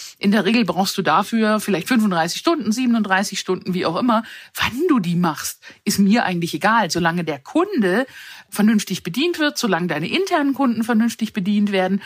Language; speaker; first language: German; early bilingual, other home language; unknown